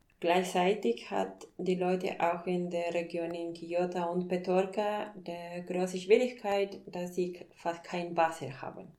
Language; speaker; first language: German; non-native, fluent; Spanish